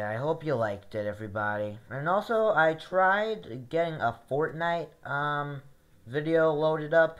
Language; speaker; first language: English; native; English